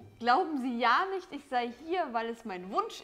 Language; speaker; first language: German; native; German